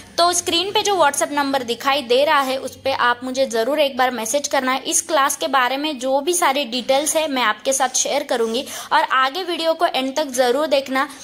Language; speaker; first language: Hindi; non-native, local second language; Marathi